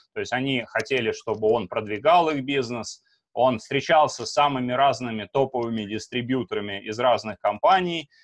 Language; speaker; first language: Russian; native; Russian